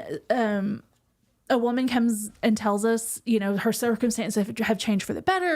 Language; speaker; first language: English; native; English